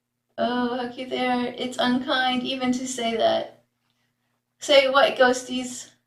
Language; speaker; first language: English; native; English